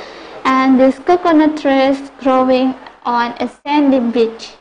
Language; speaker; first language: English; non-native, local second language; Indonesian